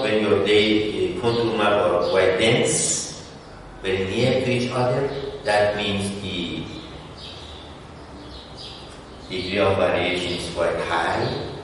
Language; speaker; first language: English; non-native, fluent; Persian